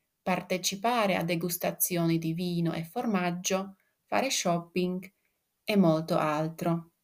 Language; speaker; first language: Italian; non-native, fluent; Slovak